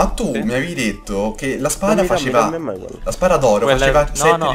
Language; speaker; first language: Italian; native; Italian